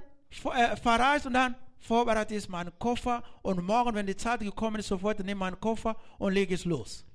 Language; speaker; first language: German; non-native, learner; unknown